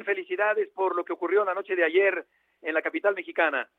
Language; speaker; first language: Spanish; native; Spanish